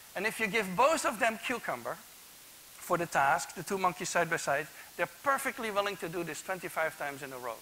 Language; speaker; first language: English; non-native, fluent; Dutch